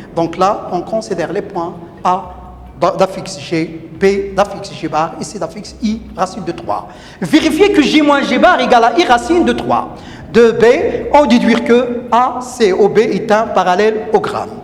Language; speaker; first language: French; non-native, local second language; Arabic